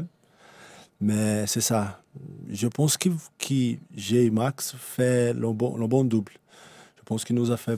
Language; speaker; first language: French; non-native, learner; Portuguese